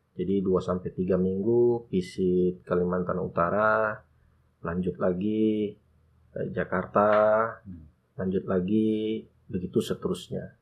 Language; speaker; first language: Indonesian; native; Indonesian